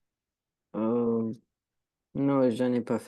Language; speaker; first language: French; native; French